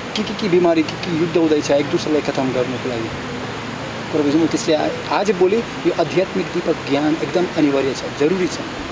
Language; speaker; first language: Nepali; non-native, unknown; Russian